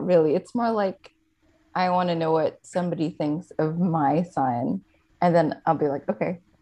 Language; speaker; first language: English; non-native, local second language; Filipino